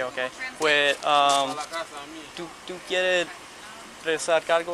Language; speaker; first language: Spanish; early bilingual, heritage; Spanish